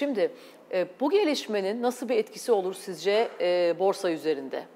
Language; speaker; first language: Turkish; native; Turkish